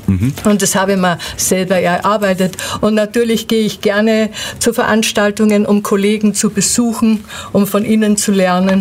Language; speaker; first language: German; native; German